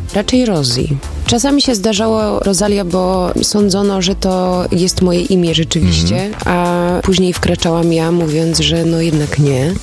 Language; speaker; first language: Polish; early bilingual, heritage; Polish